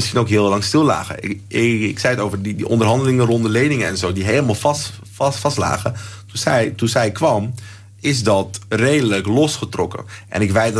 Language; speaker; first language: Dutch; native; Dutch